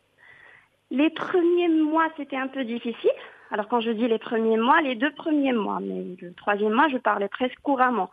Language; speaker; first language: French; non-native, local second language; Arabic